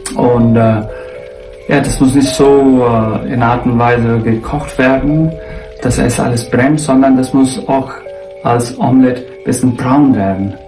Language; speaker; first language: German; non-native, learner; Hindi